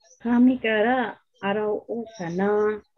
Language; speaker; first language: Japanese; non-native, learner; Filipino